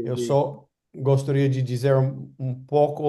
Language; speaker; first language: Portuguese; non-native, fluent; Spanish